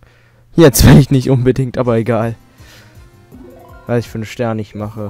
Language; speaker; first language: German; native; German